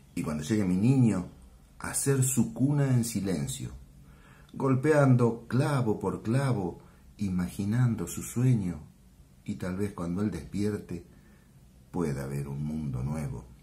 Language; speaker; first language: Spanish; native; Spanish